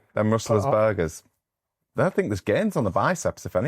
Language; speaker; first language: English; native; English